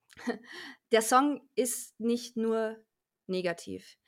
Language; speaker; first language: German; native; German